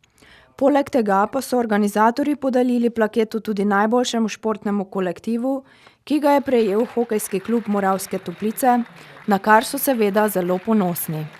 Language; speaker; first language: Slovenian; native; Slovenian